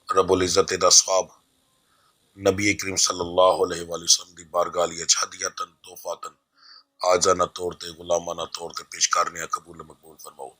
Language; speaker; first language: Urdu; non-native, local second language; Punjabi